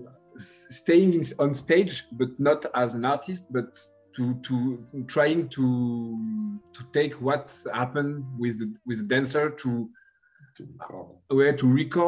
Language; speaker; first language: English; non-native, learner; French